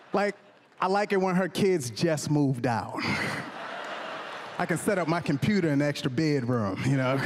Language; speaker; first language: English; native; English